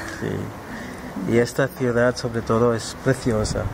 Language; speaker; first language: Spanish; non-native, fluent; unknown